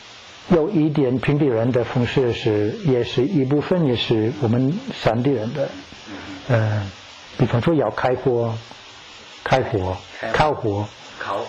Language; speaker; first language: Chinese; non-native, learner; English